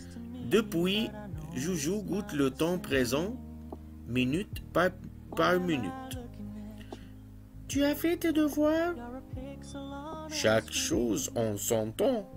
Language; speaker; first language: French; non-native, fluent; Arabic